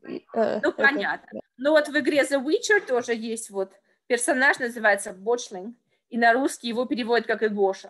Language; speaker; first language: Russian; native; Russian